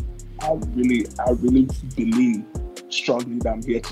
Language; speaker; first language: English; non-native, local second language; Akan